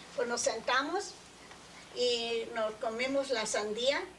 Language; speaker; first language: Spanish; early bilingual, other home language; English